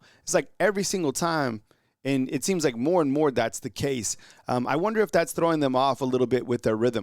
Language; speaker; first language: English; native; English